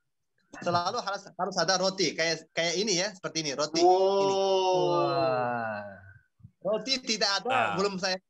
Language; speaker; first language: Indonesian; non-native, fluent; Uzbek